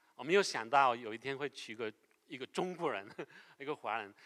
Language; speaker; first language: Chinese; non-native, fluent; French